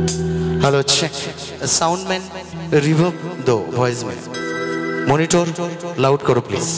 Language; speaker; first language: Hindi; non-native, local second language; Assamese